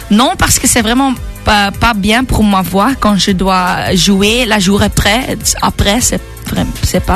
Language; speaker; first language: French; non-native, local second language; Dutch